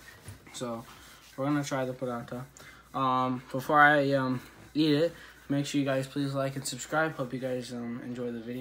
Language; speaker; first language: English; early bilingual, other home language; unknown